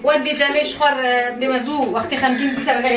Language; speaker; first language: German; non-native, learner; Kurdish